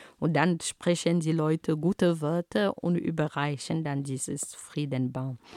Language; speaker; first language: German; non-native, fluent; Ghomala